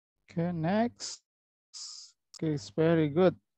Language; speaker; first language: English; non-native, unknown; Indonesian